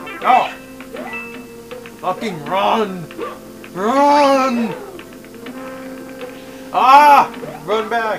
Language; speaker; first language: English; native; English